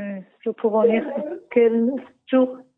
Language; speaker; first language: French; non-native, learner; Persian